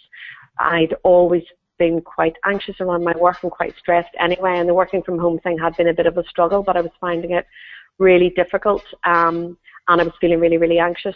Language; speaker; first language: English; native; English